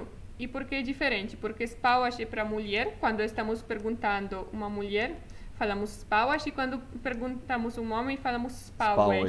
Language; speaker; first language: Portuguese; non-native, fluent; Polish